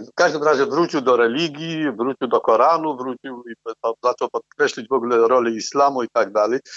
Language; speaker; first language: Polish; non-native, fluent; Arabic